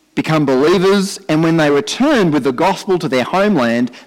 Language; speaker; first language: English; native; English